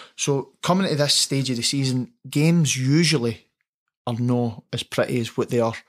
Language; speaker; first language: English; native; English